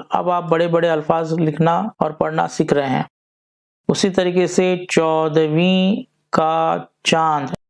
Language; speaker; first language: Urdu; native; Urdu